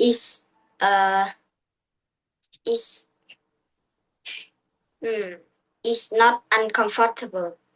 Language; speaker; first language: English; non-native, learner; Vietnamese